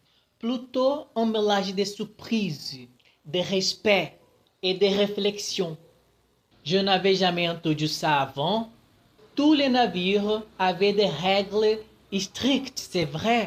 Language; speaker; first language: French; non-native, fluent; Portuguese